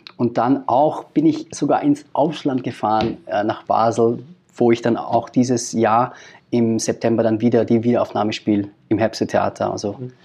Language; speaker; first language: German; early bilingual, other home language; Filipino